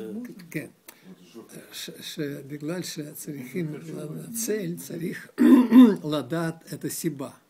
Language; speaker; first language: Hebrew; non-native, learner; Russian